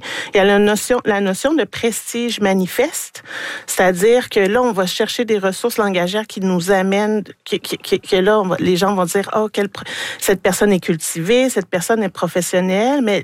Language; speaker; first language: French; native; French